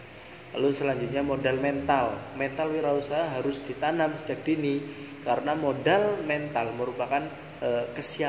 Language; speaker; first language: Indonesian; native; Indonesian